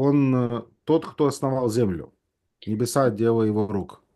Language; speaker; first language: Russian; native; Russian